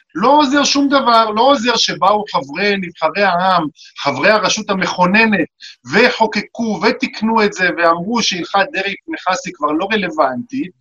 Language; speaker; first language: Hebrew; native; Hebrew